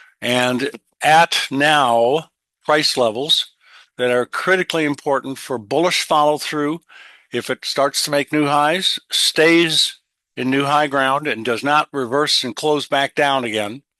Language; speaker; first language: English; native; English